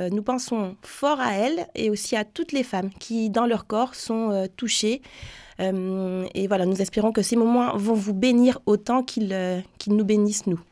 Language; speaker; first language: French; native; French